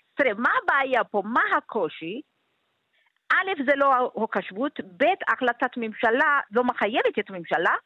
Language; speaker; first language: Hebrew; non-native, fluent; Amharic